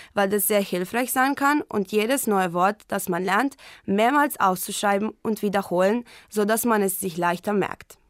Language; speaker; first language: German; non-native, fluent; Croatian